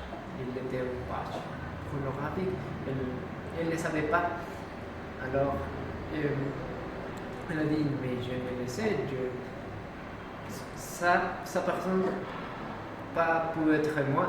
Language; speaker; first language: French; non-native, learner; Spanish